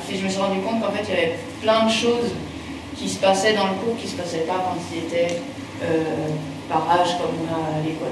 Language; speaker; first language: French; native; French